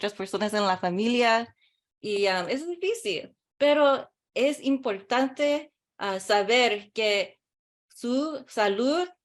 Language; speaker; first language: Spanish; early bilingual, heritage; English